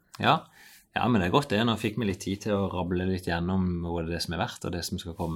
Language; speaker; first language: Norwegian; native; Norwegian